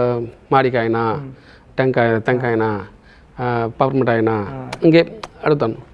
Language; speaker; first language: Telugu; non-native, local second language; Tamil